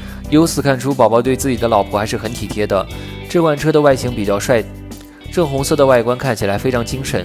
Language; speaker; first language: Chinese; native; Chinese